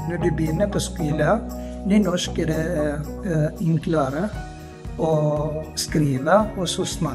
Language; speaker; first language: Norwegian; non-native, learner; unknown